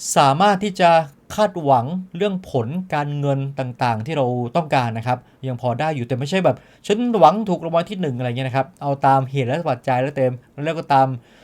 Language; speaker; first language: Thai; native; Thai